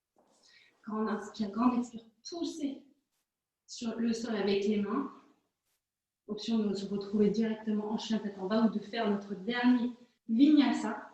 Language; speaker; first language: French; native; French